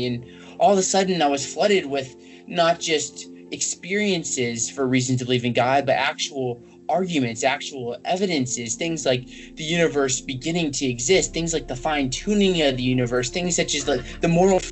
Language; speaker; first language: English; native; English